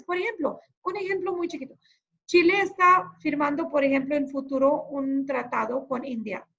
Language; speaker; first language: Spanish; non-native, fluent; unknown